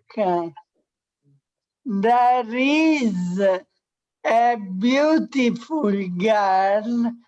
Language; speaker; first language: English; non-native, learner; Italian